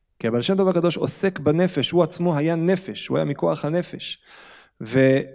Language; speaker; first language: Hebrew; native; Hebrew